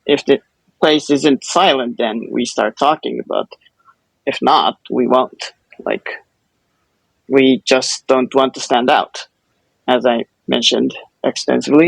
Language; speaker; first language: English; non-native, fluent; Japanese